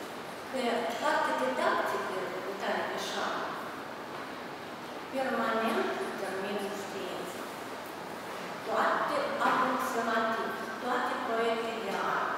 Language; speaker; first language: Romanian; non-native, local second language; Russian